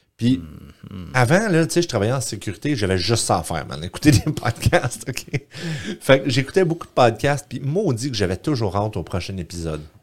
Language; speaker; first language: French; native; French